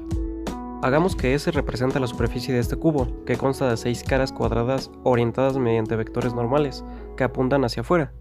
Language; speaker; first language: Spanish; native; Spanish